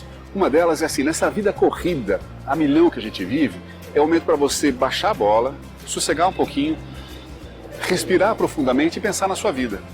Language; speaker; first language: Portuguese; native; Portuguese